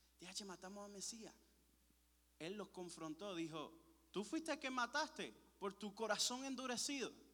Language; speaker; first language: Spanish; early bilingual, heritage; Spanish